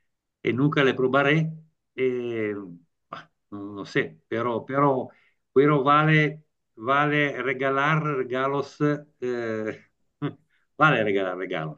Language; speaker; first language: Spanish; non-native, learner; Italian